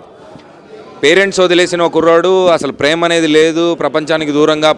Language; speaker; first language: Telugu; native; Telugu